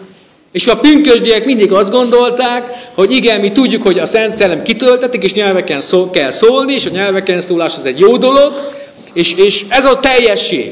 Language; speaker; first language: Hungarian; native; Hungarian